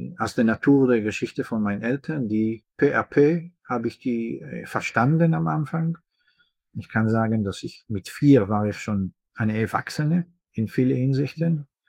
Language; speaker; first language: German; non-native, fluent; Hebrew